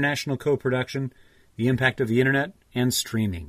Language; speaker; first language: English; native; English